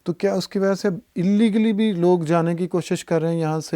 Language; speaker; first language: Urdu; native; Urdu